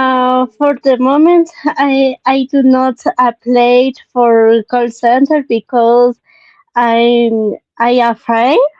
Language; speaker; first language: English; non-native, learner; Spanish